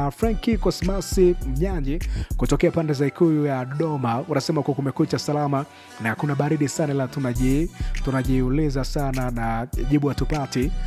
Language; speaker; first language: Swahili; native; Swahili